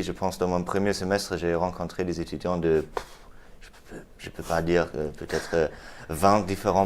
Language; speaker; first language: French; non-native, fluent; German